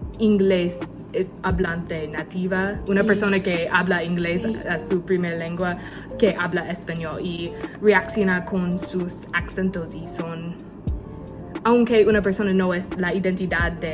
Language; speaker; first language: Spanish; non-native, learner; English